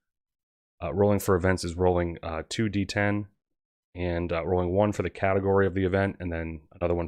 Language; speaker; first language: English; native; English